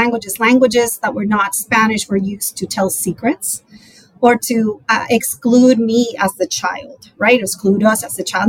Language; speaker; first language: English; non-native, fluent; Spanish